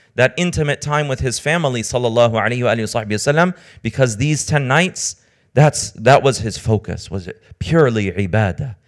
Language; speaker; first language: English; native; English